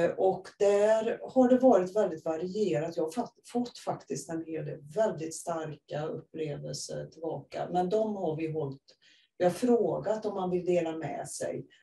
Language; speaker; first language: Swedish; native; Swedish